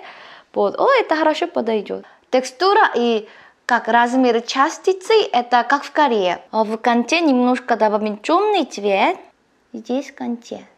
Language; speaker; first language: Russian; non-native, learner; Korean